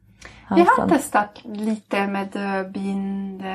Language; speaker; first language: Swedish; non-native, fluent; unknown